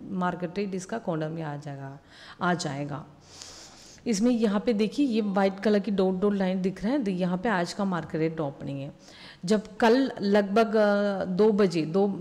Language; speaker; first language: Hindi; non-native, local second language; Malayalam